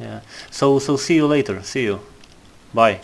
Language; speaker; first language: English; non-native, learner; Polish